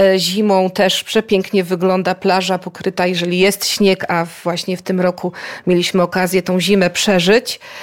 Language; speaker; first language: Polish; native; Polish